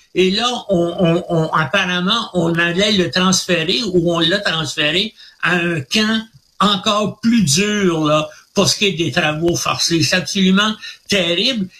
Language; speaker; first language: French; native; French